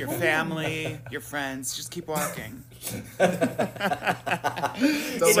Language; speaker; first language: English; native; English